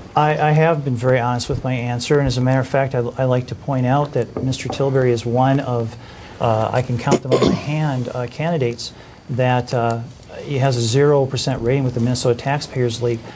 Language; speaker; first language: English; native; English